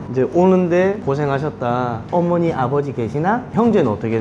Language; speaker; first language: Korean; native; Korean